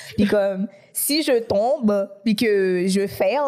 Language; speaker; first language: French; native; French